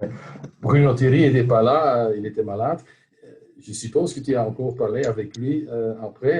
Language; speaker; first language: French; non-native, local second language; Dutch